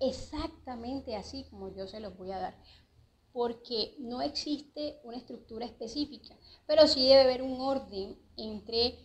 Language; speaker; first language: Spanish; native; Spanish